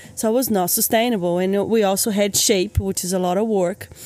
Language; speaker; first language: English; native; English